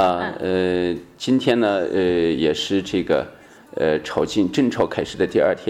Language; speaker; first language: Chinese; native; Chinese